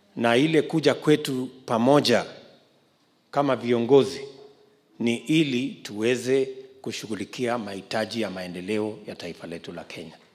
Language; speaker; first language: Swahili; native; Swahili